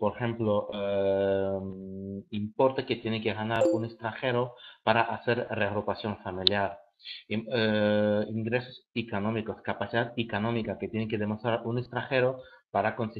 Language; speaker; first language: Spanish; native; Spanish